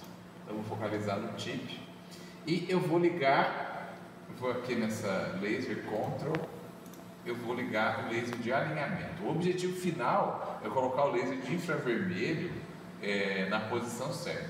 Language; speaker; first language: Portuguese; native; Portuguese